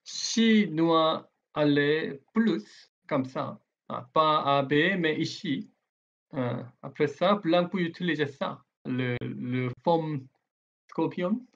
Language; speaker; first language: French; non-native, learner; Korean